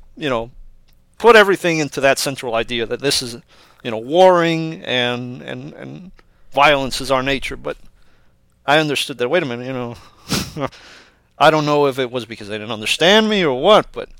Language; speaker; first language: English; early bilingual, other home language; Spanish